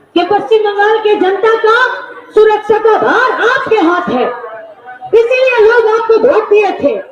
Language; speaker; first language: Hindi; non-native, local second language; Bangla